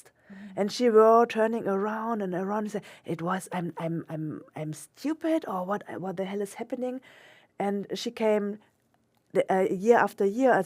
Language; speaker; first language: English; non-native, local second language; German